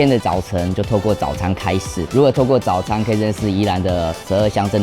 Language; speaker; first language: Chinese; native; Chinese